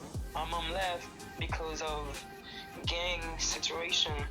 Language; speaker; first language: English; non-native, learner; Haitian Creole